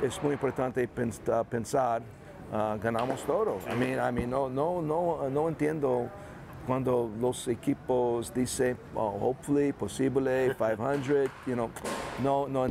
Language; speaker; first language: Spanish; non-native, learner; English